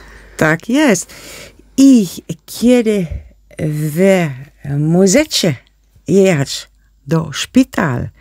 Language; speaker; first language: Polish; non-native, learner; Dutch